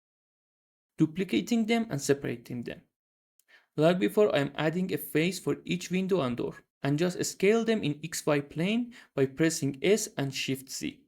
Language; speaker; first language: English; non-native, fluent; Persian